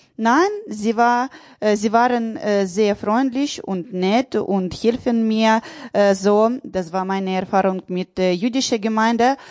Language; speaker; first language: German; non-native, learner; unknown